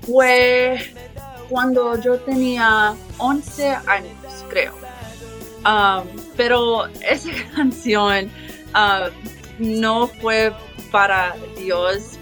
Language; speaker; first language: Spanish; early bilingual, heritage; English